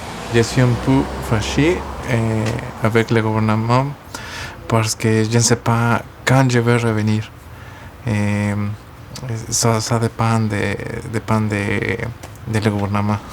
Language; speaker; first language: French; non-native, learner; Spanish